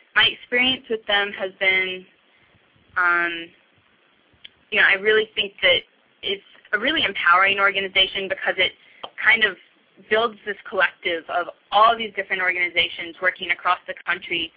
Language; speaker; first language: English; native; English